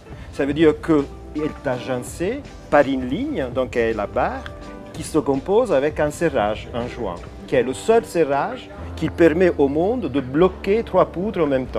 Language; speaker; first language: French; non-native, fluent; Italian